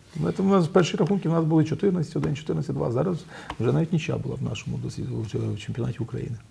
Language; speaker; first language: Ukrainian; native; Ukrainian